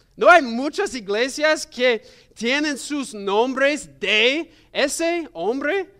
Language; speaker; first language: Spanish; non-native, learner; English